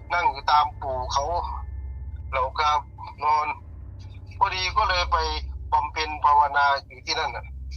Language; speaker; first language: Thai; non-native, local second language; Northeastern Thai